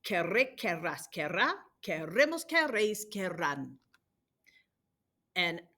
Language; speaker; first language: Spanish; non-native, fluent; English